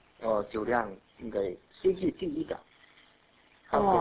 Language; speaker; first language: Chinese; non-native, learner; Korean